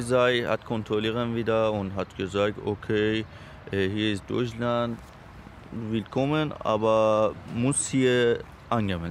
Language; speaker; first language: German; non-native, learner; Azerbaijani